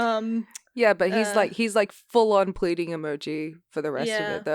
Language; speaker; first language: English; native; English